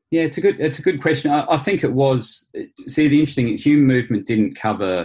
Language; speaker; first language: English; native; English